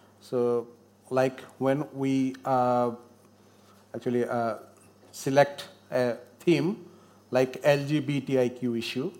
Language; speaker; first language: English; non-native, learner; Bangla